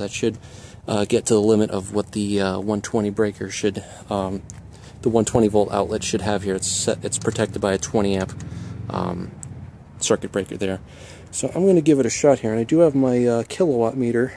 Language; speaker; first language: English; native; English